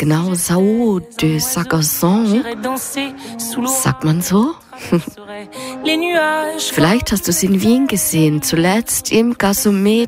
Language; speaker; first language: German; native; German